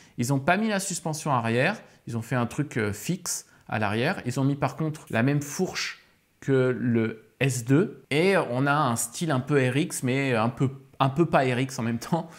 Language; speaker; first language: French; native; French